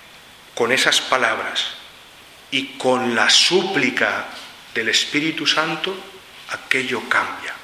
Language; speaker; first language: Spanish; native; Spanish